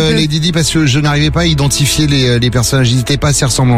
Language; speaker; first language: French; native; French